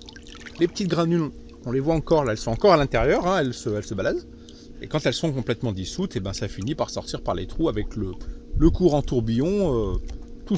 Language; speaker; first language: French; native; French